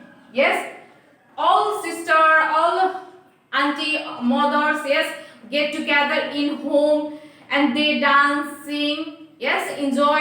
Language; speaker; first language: English; non-native, local second language; Nepali